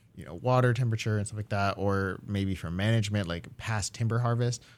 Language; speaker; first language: English; early bilingual, other home language; Japanese